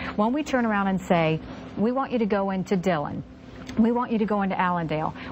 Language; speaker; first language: English; native; English